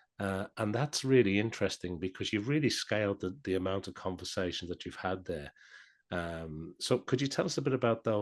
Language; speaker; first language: English; native; English